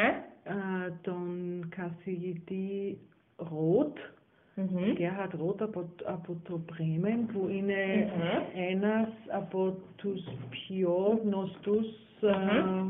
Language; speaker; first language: Greek; non-native, learner; German